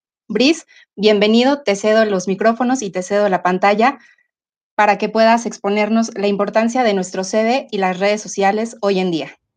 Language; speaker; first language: Spanish; native; Spanish